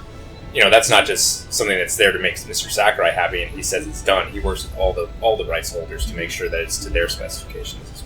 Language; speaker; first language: English; native; English